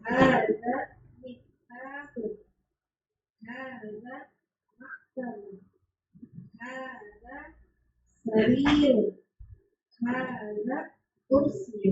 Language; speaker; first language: Arabic; non-native, learner; Indonesian